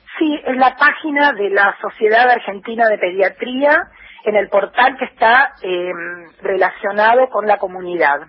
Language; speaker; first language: Spanish; native; Spanish